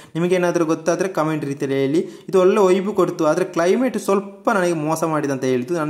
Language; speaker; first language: Kannada; non-native, local second language; Tulu